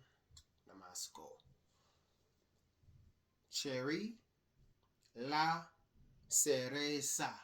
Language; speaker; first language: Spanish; non-native, learner; English